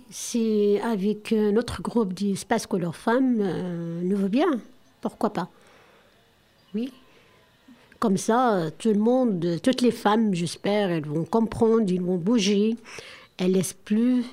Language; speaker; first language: French; non-native, learner; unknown